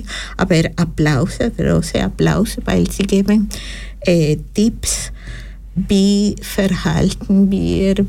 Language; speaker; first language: German; non-native, fluent; Spanish